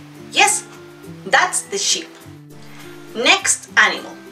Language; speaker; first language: English; non-native, fluent; Spanish